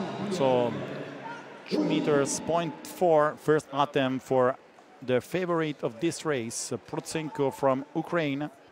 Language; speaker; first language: English; non-native, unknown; Italian